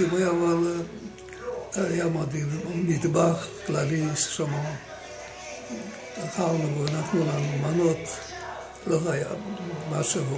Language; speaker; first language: Hebrew; non-native, fluent; Romanian